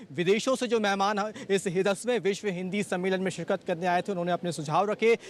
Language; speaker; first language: Hindi; native; Hindi